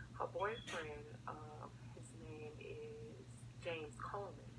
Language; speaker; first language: English; native; English